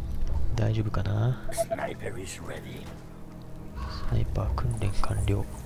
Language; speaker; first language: Japanese; native; Japanese